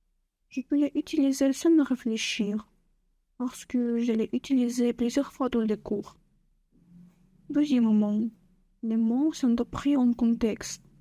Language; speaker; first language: French; non-native, learner; Russian